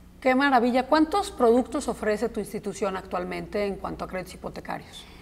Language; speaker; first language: Spanish; native; Spanish